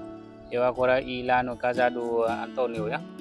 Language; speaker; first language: Portuguese; non-native, learner; Vietnamese